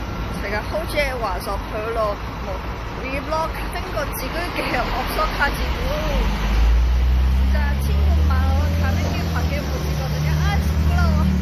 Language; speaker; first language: Korean; non-native, fluent; Cantonese